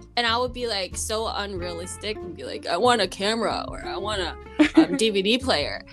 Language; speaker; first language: English; early bilingual, other home language; Japanese